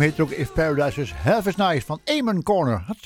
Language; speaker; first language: Dutch; native; Dutch